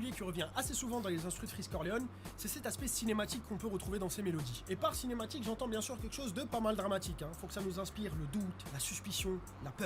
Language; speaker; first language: French; native; French